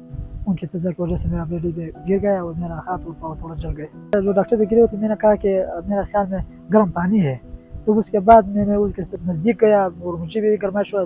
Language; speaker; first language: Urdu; non-native, local second language; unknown